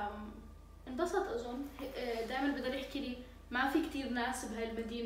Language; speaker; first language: Arabic; native; Arabic